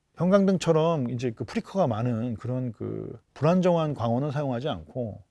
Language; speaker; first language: Korean; native; Korean